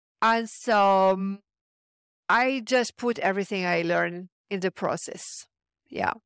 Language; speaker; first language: English; non-native, fluent; French